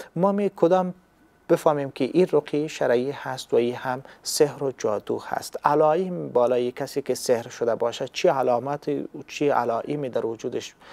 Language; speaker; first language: Persian; native; Persian